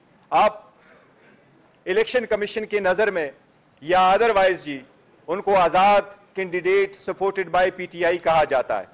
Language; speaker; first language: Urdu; non-native, local second language; Pashto